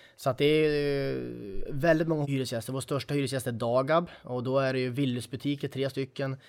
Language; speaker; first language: Swedish; native; Swedish